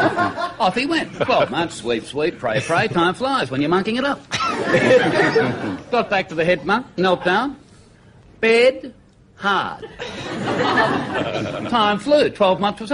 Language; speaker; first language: English; native; English